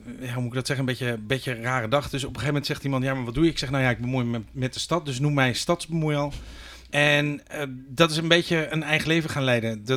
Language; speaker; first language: Dutch; native; Dutch